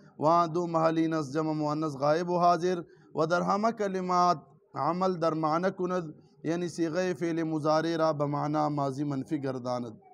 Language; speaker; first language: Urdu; non-native, local second language; Pashto